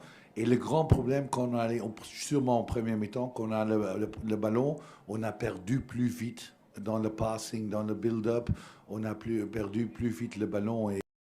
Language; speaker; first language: French; non-native, learner; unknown